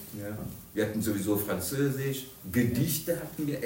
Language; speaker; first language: German; non-native, fluent; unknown